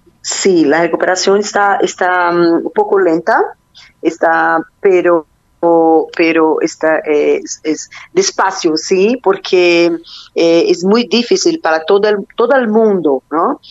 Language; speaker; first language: Spanish; non-native, learner; Portuguese